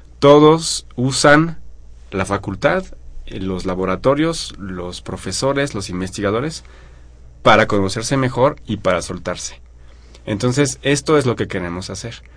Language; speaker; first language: Spanish; non-native, fluent; French